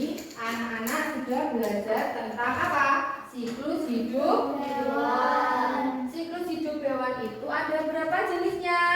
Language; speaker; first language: Malay; native; Malay